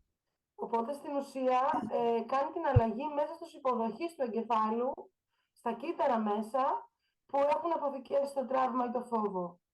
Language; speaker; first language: Greek; native; Greek